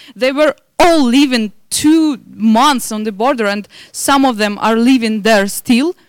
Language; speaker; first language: English; non-native, fluent; Belarusian